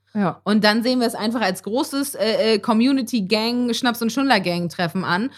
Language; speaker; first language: German; native; German